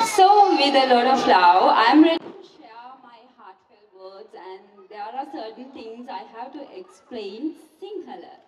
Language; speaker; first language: English; non-native, local second language; Sinhala